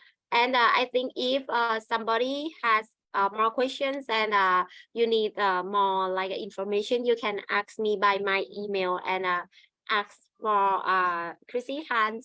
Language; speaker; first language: English; non-native, learner; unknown